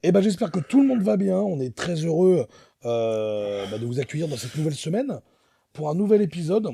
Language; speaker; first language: French; native; French